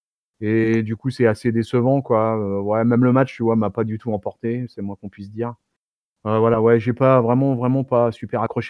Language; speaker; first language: French; native; French